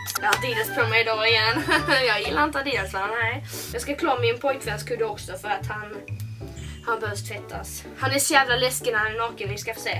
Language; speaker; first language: Swedish; native; Swedish